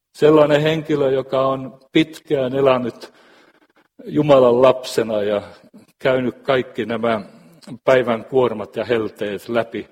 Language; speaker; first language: Finnish; native; Finnish